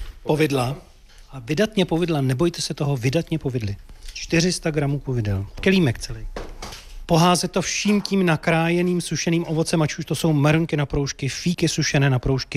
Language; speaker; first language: Czech; native; Czech